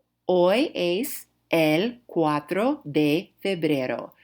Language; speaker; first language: Spanish; non-native, fluent; English